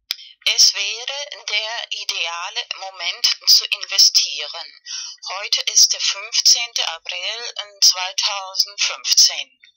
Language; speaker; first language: German; non-native, fluent; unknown